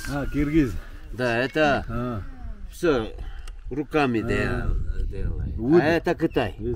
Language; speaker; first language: Russian; non-native, local second language; Kyrgyz